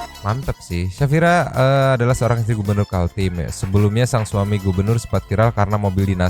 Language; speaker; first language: Indonesian; native; Indonesian